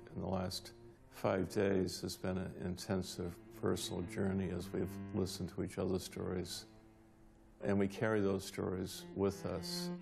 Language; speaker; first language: English; native; English